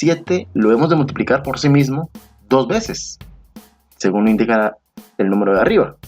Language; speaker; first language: Spanish; native; Spanish